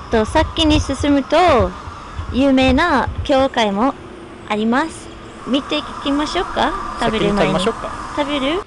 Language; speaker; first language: Japanese; non-native, fluent; English